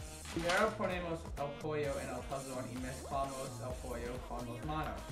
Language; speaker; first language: Spanish; non-native, learner; English